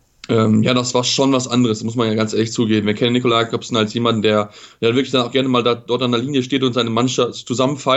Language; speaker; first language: German; native; German